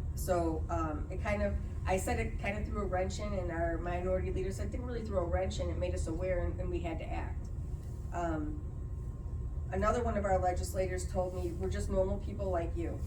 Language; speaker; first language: English; native; English